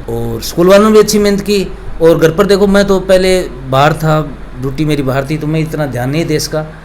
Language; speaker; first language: Hindi; native; Hindi